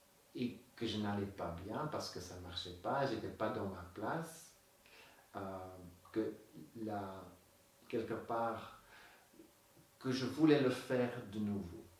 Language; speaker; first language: French; non-native, local second language; Dutch